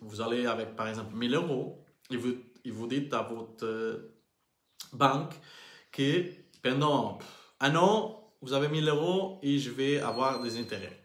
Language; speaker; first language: French; non-native, learner; Portuguese